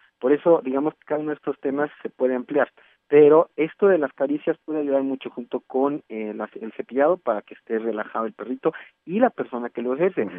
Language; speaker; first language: Spanish; native; Spanish